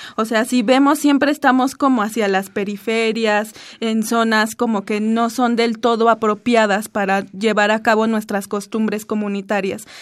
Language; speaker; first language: Spanish; non-native, local second language; Zapotec